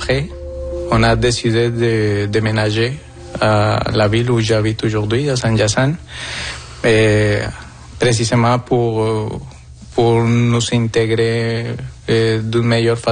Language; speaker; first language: French; non-native, fluent; Spanish